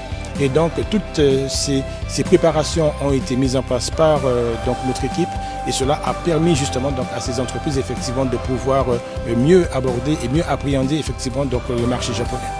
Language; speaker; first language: French; native; French